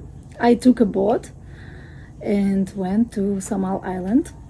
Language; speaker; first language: English; non-native, fluent; Russian